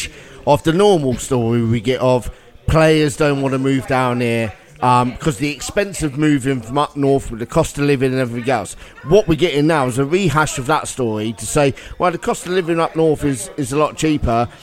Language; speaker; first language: English; native; English